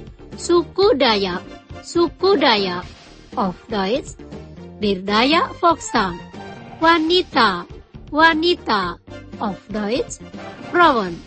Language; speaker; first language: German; non-native, fluent; Indonesian